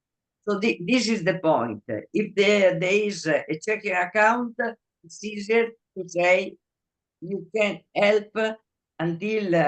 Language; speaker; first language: English; non-native, fluent; Italian